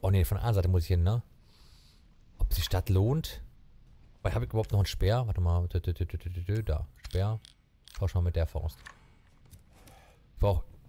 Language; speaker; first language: German; native; German